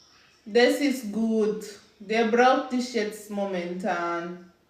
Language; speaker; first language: German; non-native, learner; English